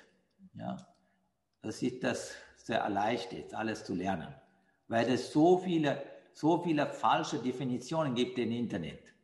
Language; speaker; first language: German; non-native, fluent; Sinhala